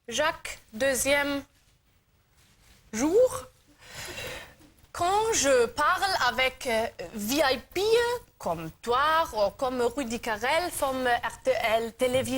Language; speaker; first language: French; non-native, learner; German